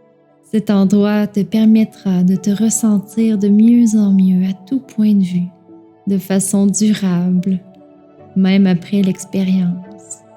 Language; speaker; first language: French; native; French